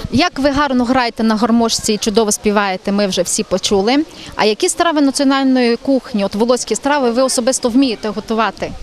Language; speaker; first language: Ukrainian; native; Ukrainian